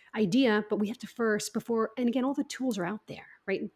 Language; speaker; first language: English; native; English